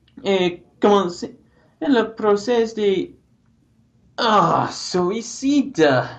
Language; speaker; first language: French; non-native, learner; English